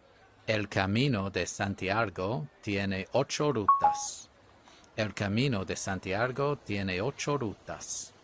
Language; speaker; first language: Spanish; non-native, learner; English